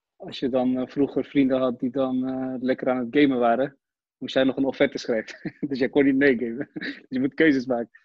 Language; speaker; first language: Dutch; early bilingual, other home language; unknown